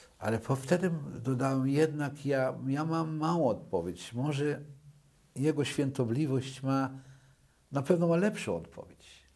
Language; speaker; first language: Polish; early bilingual, other home language; Yiddish